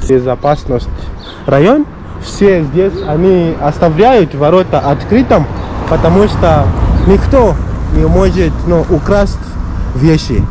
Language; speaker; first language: Russian; non-native, fluent; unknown